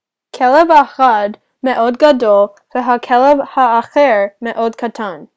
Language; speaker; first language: Hebrew; non-native, learner; English